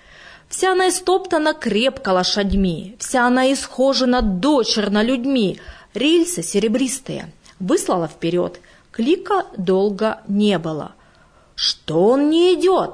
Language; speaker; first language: Russian; native; Russian